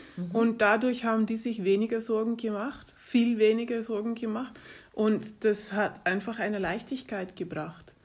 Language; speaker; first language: German; non-native, fluent; Dutch